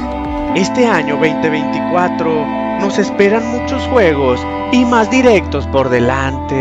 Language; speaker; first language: Spanish; native; Spanish